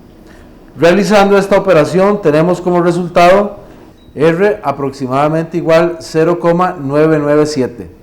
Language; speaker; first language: Spanish; native; Spanish